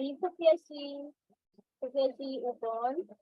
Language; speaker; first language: Korean; non-native, fluent; Spanish